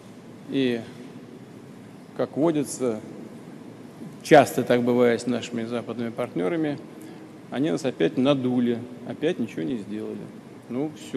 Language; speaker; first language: Russian; native; Russian